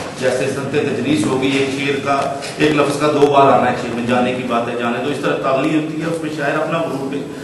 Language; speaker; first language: Urdu; non-native, local second language; Punjabi